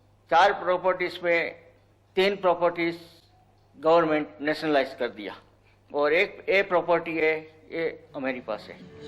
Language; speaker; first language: Hindi; early bilingual, heritage; Hindi